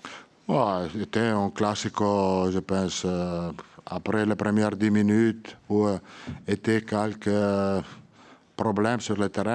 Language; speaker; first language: French; non-native, learner; Italian